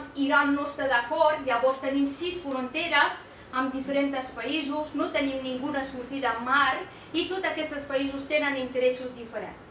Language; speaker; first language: Catalan; non-native, fluent; Persian